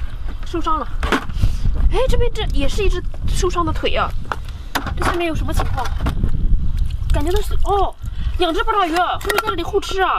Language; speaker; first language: Chinese; native; Chinese